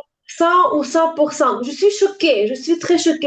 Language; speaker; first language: French; non-native, learner; Ukrainian